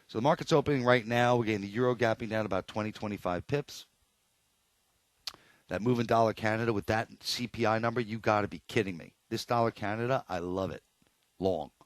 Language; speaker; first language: English; native; English